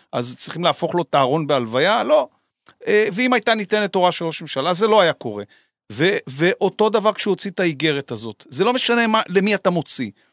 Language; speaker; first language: Hebrew; native; Hebrew